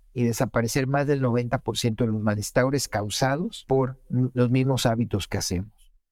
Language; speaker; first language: Spanish; native; Spanish